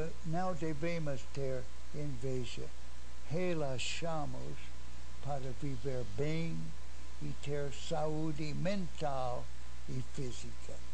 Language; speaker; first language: Portuguese; non-native, fluent; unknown